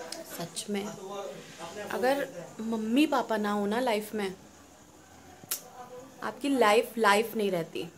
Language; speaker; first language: Hindi; native; Hindi